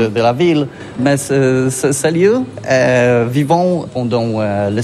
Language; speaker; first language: French; non-native, learner; Polish